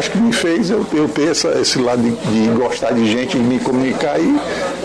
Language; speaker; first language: Portuguese; native; Portuguese